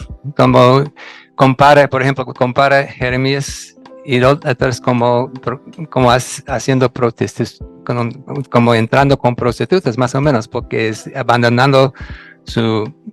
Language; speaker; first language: Spanish; non-native, fluent; English